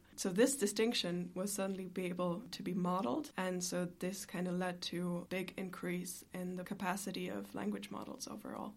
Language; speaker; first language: English; non-native, fluent; German